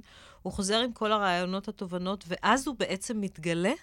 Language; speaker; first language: Hebrew; native; Hebrew